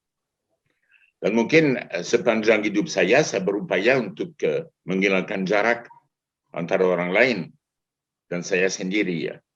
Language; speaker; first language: Indonesian; non-native, fluent; French